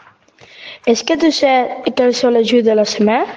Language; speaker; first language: French; non-native, learner; Catalan